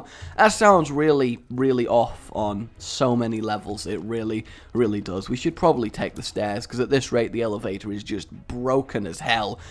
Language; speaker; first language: English; native; English